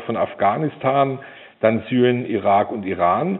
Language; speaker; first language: German; native; German